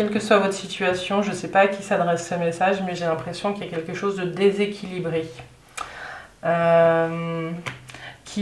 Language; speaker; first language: French; native; French